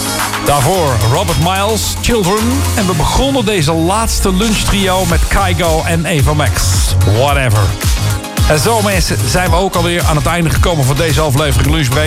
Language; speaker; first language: Dutch; native; Dutch